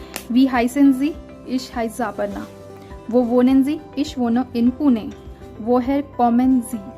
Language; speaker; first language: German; non-native, fluent; Marathi